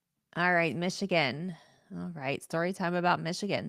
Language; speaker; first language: English; native; English